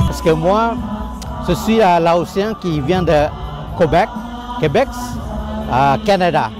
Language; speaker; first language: French; non-native, learner; Lao